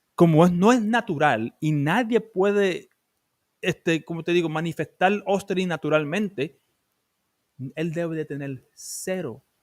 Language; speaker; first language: Spanish; early bilingual, other home language; English